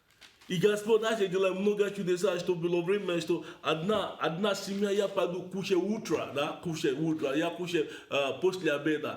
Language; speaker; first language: Russian; non-native, learner; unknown